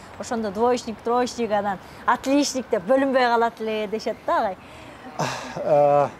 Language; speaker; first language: Kyrgyz; native; Kyrgyz